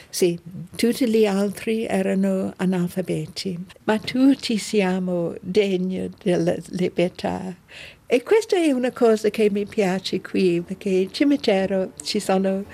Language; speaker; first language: Italian; non-native, learner; English